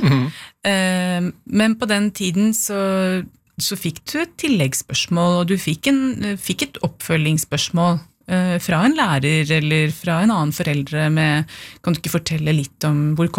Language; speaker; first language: Norwegian; early bilingual, other home language; Urdu